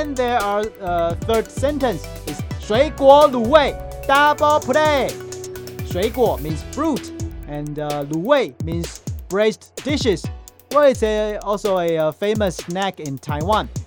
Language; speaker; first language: English; non-native, fluent; Chinese